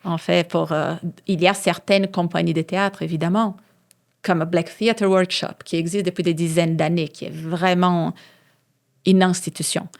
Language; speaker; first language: French; non-native, fluent; Portuguese